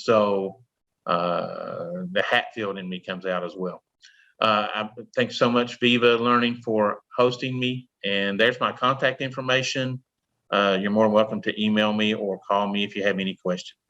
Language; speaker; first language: English; native; English